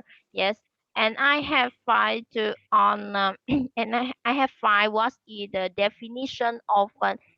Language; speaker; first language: English; non-native, learner; Vietnamese